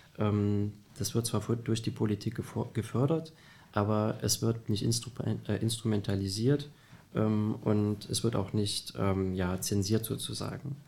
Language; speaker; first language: German; native; German